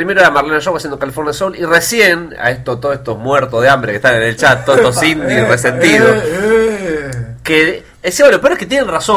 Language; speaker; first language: Spanish; native; Spanish